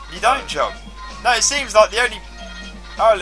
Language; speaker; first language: English; native; English